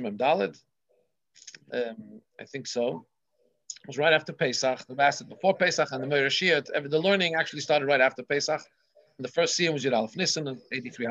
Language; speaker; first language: English; native; English